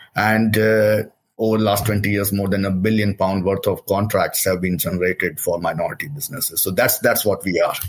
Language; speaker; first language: English; non-native, local second language; Hindi